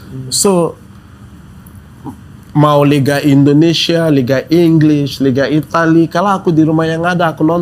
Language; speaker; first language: Indonesian; non-native, fluent; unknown